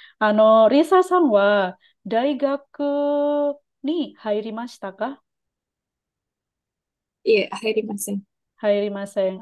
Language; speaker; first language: Japanese; non-native, fluent; Indonesian